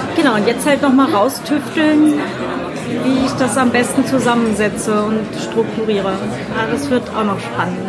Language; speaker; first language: German; native; German